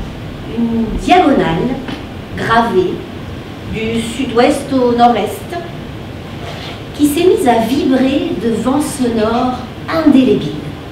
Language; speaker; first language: French; native; French